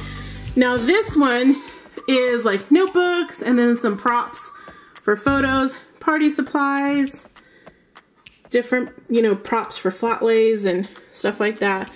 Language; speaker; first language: English; native; English